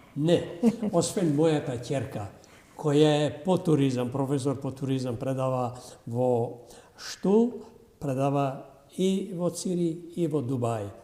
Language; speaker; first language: Macedonian; non-native, local second language; Albanian